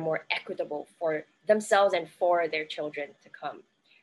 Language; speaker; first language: English; native; English